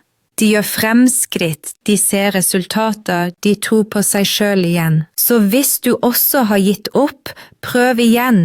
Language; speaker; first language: Norwegian; non-native, fluent; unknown